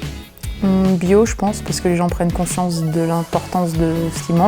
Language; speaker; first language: French; native; French